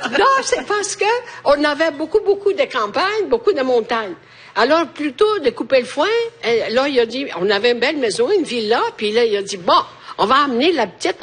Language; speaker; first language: French; non-native, fluent; Italian